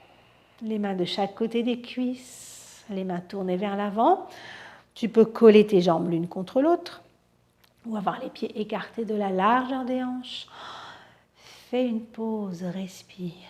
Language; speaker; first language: French; native; French